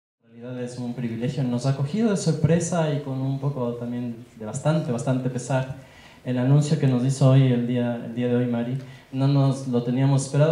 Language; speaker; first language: Spanish; native; Spanish